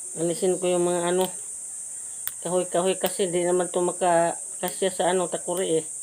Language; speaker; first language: Filipino; non-native, local second language; Cebuano